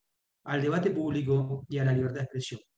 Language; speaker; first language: Spanish; native; Spanish